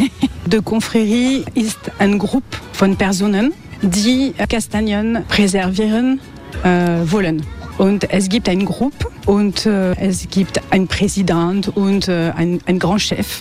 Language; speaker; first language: German; non-native, learner; French